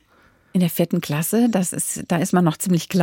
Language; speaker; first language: German; native; German